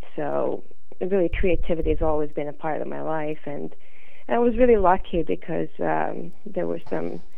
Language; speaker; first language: English; non-native, fluent; Serbian